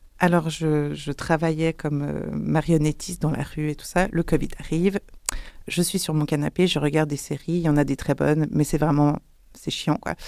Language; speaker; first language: French; non-native, local second language; German